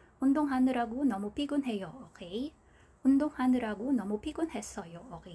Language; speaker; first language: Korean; non-native, fluent; Filipino